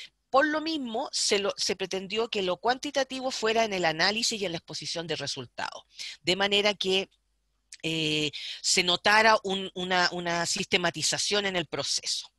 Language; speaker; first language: Spanish; native; Spanish